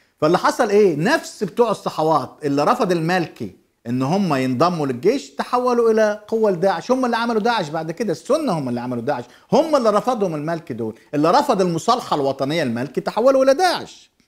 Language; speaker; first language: Arabic; native; Arabic